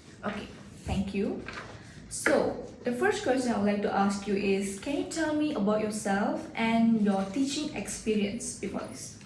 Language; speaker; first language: English; non-native, fluent; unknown